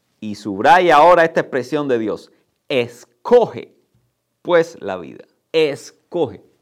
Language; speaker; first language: Spanish; native; Spanish